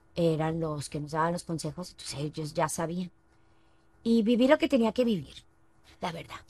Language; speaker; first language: Spanish; native; Spanish